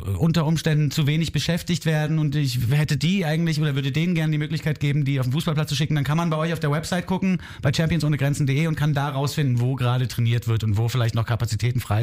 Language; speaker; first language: German; native; German